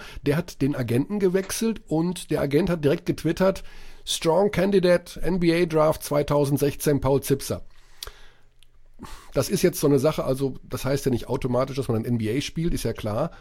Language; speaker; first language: German; native; German